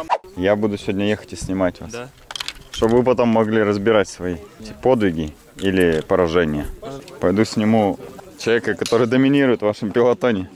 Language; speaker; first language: Russian; native; Russian